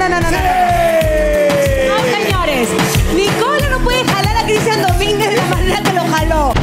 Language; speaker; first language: Spanish; native; Spanish